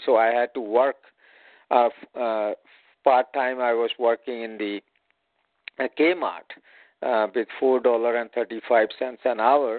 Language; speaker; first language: English; non-native, local second language; Punjabi